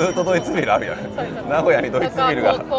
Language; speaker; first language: Japanese; native; Japanese